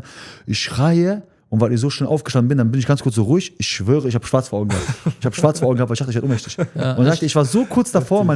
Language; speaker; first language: German; early bilingual, other home language; Chechen